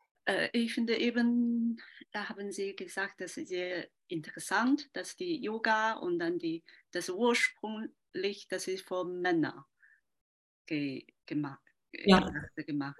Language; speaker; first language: German; non-native, learner; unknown